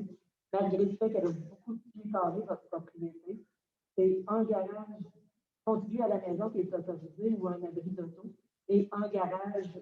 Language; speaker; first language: French; native; French